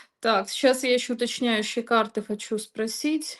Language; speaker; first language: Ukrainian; non-native, local second language; Russian